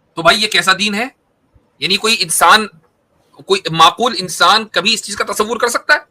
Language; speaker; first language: Urdu; native; Urdu